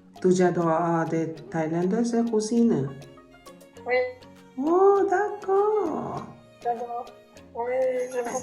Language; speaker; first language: French; non-native, learner; Thai